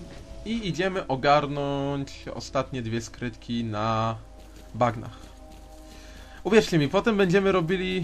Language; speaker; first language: Polish; native; Polish